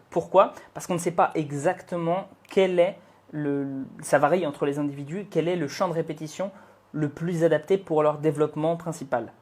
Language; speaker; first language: French; native; French